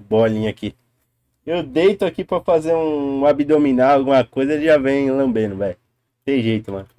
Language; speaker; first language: Portuguese; native; Portuguese